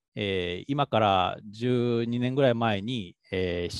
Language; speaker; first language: Japanese; native; Japanese